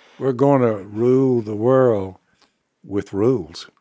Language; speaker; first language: English; native; English